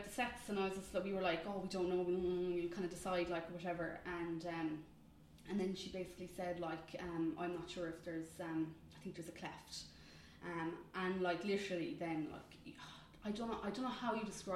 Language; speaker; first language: English; native; English